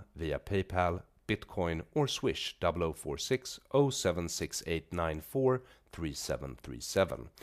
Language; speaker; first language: English; non-native, fluent; Swedish